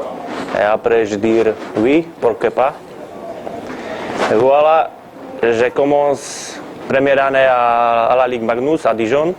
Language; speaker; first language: French; non-native, learner; Slovak